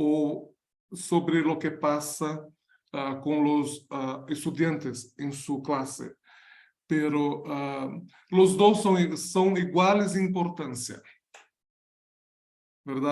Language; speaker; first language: Spanish; non-native, learner; Portuguese